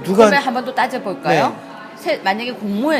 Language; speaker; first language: Korean; native; Korean